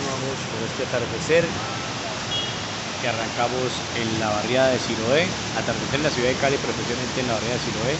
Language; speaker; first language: Spanish; native; Spanish